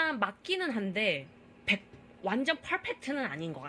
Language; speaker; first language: Korean; native; Korean